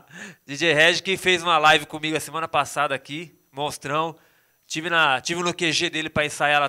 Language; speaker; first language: Portuguese; native; Portuguese